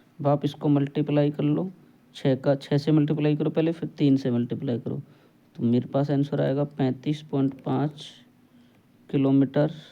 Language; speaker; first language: Hindi; native; Hindi